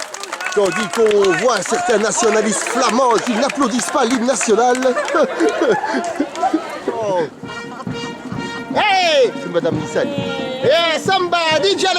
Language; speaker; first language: French; native; French